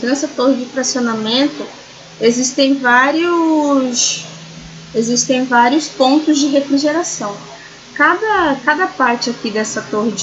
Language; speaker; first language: Portuguese; native; Portuguese